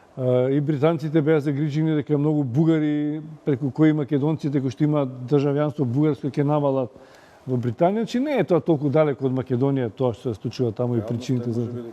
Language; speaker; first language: Macedonian; native; Macedonian